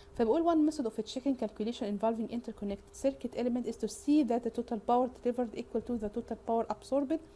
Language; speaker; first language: English; non-native, fluent; Arabic